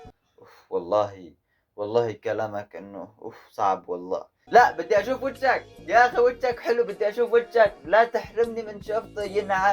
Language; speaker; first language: Arabic; native; Arabic